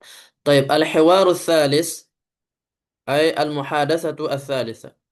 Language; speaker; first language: Arabic; non-native, fluent; Indonesian